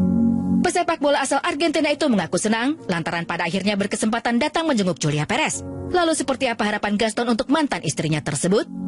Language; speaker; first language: Indonesian; native; Indonesian